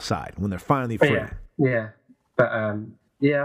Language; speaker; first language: English; native; English